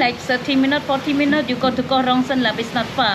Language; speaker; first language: English; non-native, learner; Khmer